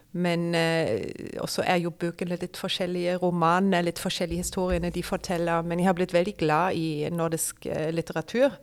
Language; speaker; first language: Norwegian; non-native, fluent; German